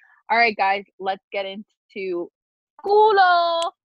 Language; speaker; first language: English; native; English